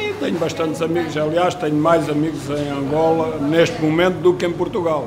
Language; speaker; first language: Portuguese; native; Portuguese